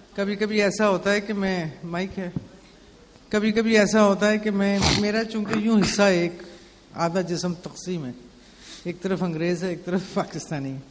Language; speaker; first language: Urdu; non-native, local second language; Punjabi